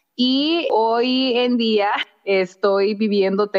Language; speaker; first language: Spanish; early bilingual, other home language; English